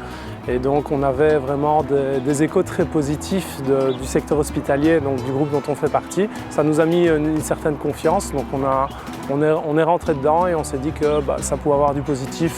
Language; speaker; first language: French; native; French